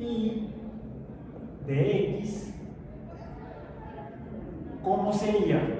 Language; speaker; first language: Spanish; native; Spanish